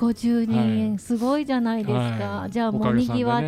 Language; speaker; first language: Japanese; native; Japanese